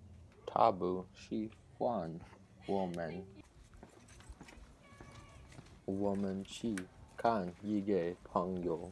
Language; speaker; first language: Chinese; non-native, learner; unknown